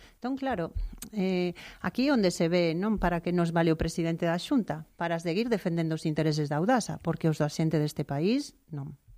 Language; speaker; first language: Galician; native; Galician